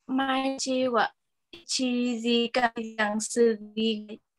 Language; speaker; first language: Japanese; non-native, learner; Vietnamese